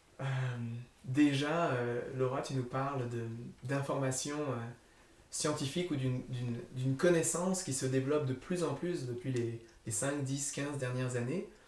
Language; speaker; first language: French; native; French